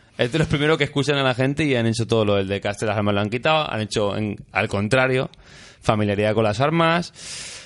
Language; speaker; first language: Spanish; native; Spanish